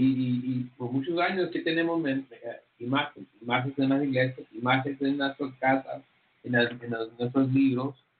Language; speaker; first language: Spanish; early bilingual, heritage; Spanish